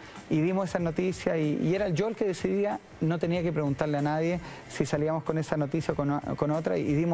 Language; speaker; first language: Spanish; native; Spanish